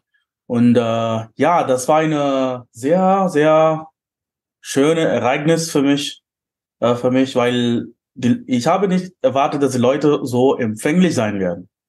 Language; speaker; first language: German; non-native, fluent; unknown